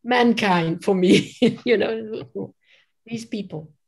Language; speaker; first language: English; non-native, fluent; French